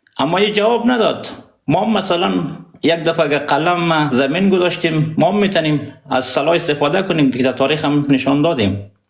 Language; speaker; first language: Persian; non-native, local second language; Pashto